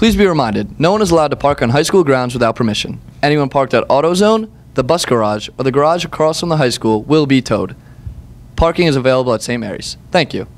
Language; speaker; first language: English; native; English